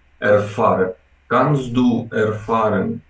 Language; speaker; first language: German; non-native, learner; Ukrainian